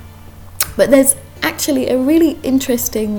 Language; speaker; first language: English; native; English